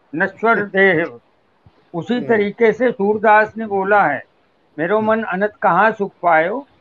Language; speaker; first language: Hindi; native; Hindi